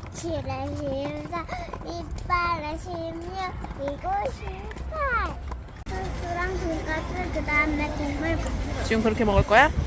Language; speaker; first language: Korean; native; Korean